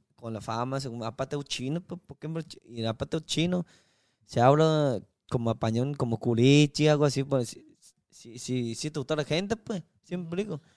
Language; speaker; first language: Spanish; non-native, learner; Chinese